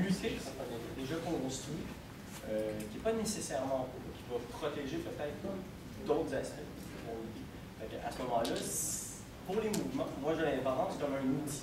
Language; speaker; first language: French; native; French